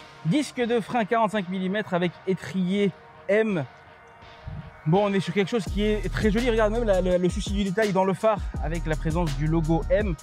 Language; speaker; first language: French; native; French